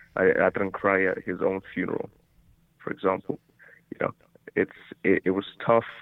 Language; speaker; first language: English; early bilingual, other home language; Portuguese